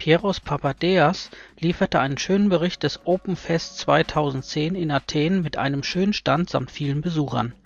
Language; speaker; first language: German; native; German